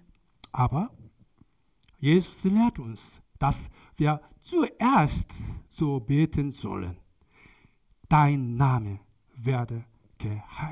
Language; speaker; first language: German; non-native, learner; Korean